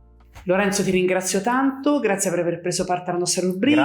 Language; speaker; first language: Italian; native; Italian